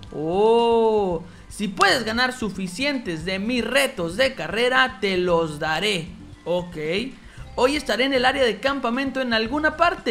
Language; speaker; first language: Spanish; native; Spanish